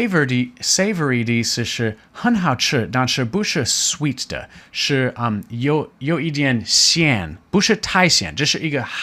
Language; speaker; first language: Chinese; non-native, fluent; English